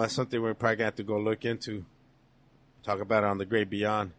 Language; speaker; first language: English; early bilingual, other home language; Spanish